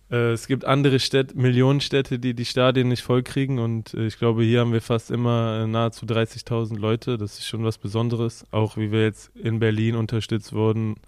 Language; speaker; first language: German; native; German